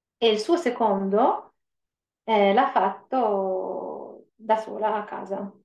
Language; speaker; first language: Italian; native; Italian